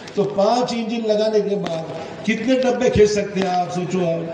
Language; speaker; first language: Hindi; non-native, local second language; Marathi